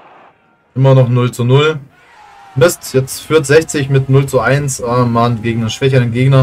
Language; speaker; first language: German; native; German